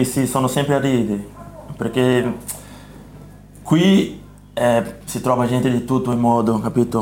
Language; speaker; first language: Italian; non-native, fluent; Portuguese